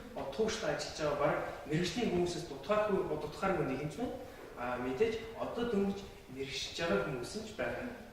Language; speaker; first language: Mongolian; non-native, local second language; Kazakh